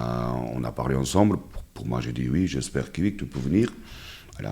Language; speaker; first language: French; non-native, fluent; Portuguese